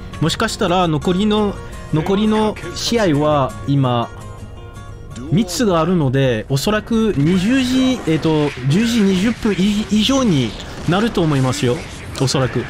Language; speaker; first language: Japanese; non-native, fluent; French